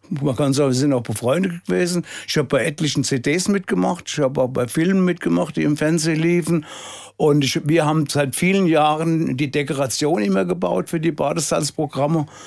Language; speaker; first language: German; native; German